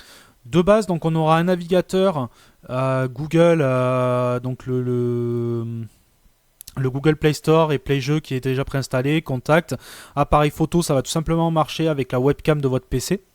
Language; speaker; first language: French; native; French